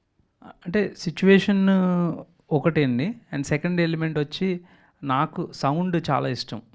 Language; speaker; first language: Telugu; native; Telugu